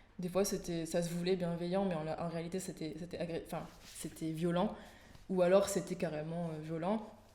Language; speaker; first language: French; native; French